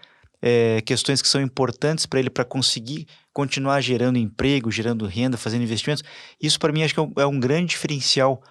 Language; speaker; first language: Portuguese; native; Portuguese